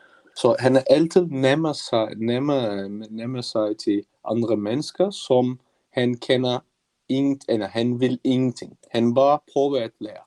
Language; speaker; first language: Danish; non-native, learner; Turkish